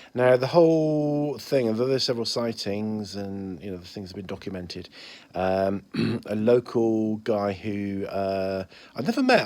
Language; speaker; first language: English; native; English